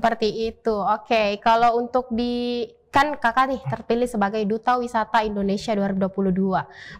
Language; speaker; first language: Indonesian; native; Indonesian